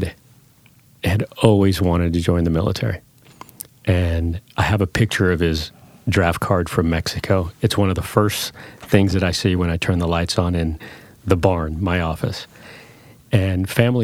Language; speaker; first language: English; early bilingual, other home language; Spanish